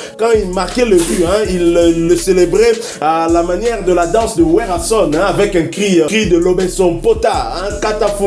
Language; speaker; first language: French; non-native, local second language; Lingala